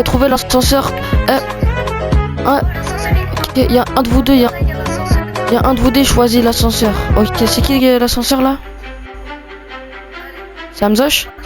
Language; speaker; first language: French; native; French